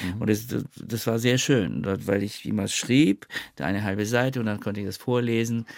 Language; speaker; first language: German; non-native, fluent; Bulgarian